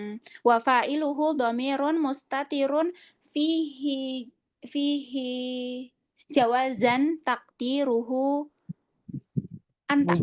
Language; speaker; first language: Arabic; non-native, learner; Indonesian